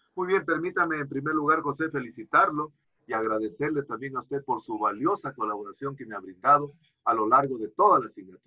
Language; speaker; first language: Spanish; native; Spanish